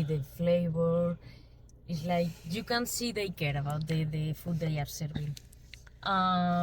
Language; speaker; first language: English; non-native, learner; Spanish